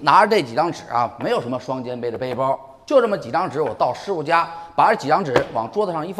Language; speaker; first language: Chinese; native; Chinese